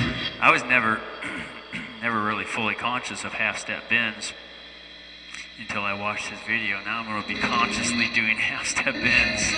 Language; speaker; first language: English; native; English